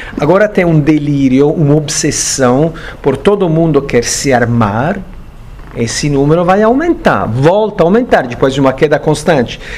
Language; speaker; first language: Portuguese; non-native, fluent; Italian